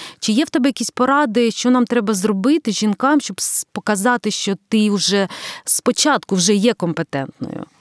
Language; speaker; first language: Ukrainian; native; Ukrainian